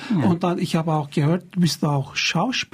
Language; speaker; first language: German; non-native, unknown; Turkish